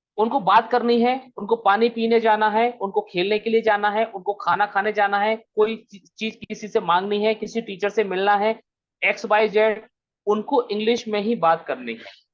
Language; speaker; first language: Hindi; native; Hindi